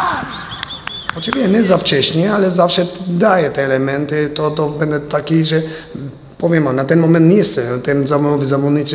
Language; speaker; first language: Polish; non-native, fluent; Albanian